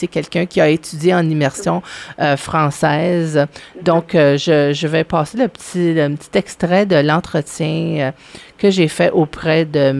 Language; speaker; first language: French; native; French